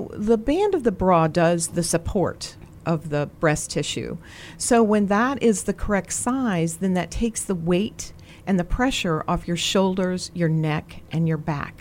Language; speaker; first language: English; native; English